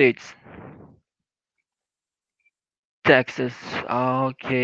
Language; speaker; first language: English; non-native, learner; Portuguese